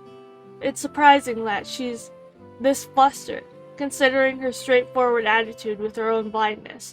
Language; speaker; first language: English; native; English